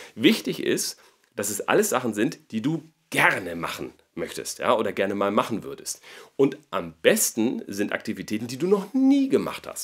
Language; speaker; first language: German; native; German